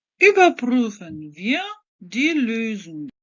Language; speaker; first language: German; non-native, fluent; Ukrainian